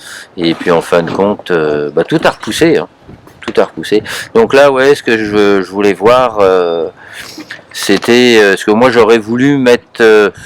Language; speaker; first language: French; native; French